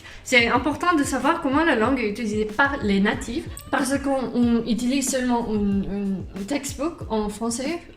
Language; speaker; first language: French; non-native, learner; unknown